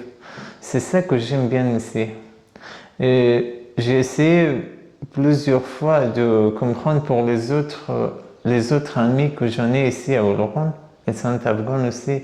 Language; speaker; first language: French; non-native, learner; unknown